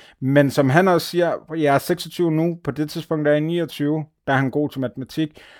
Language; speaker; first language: Danish; native; Danish